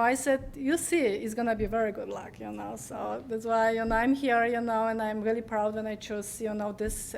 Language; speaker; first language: English; non-native, learner; Polish